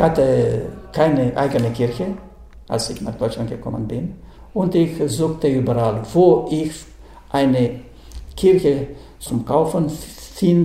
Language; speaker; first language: German; non-native, fluent; Romanian